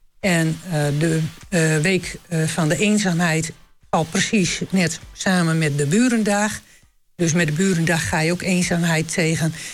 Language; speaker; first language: Dutch; native; Dutch